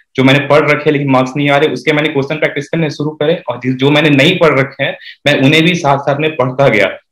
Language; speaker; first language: Hindi; native; Hindi